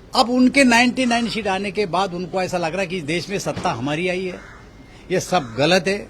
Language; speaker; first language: Hindi; non-native, local second language; Marathi